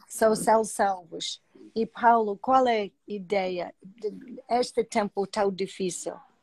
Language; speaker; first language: Portuguese; non-native, fluent; English